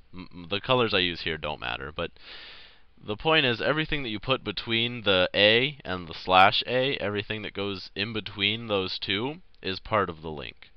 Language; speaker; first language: English; native; English